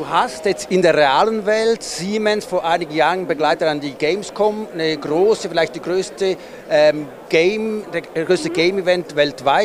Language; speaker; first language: German; native; German